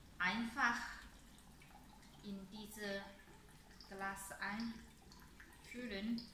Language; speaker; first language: German; non-native, learner; Chinese